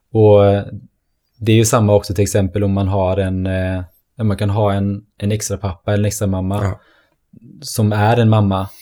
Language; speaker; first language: Swedish; early bilingual, other home language; Norwegian